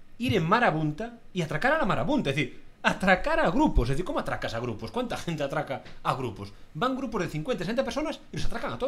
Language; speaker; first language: Spanish; native; Spanish